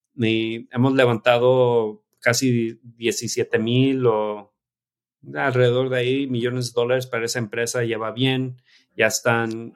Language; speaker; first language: Spanish; early bilingual, heritage; Spanish